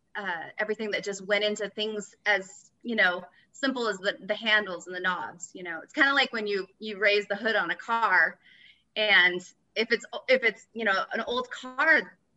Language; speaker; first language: English; native; English